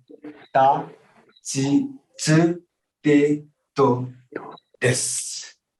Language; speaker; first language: Japanese; non-native, fluent; Nepali